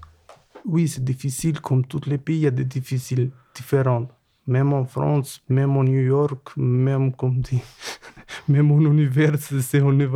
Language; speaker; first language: French; non-native, learner; Albanian